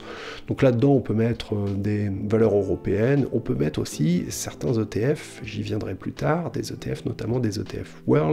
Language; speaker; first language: French; native; French